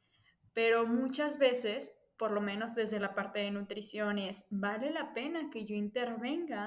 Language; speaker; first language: Spanish; native; Spanish